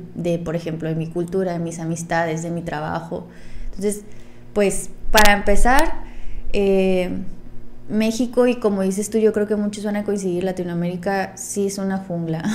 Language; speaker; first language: Spanish; native; Spanish